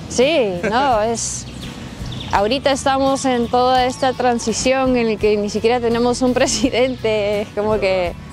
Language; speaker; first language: Spanish; early bilingual, heritage; Spanish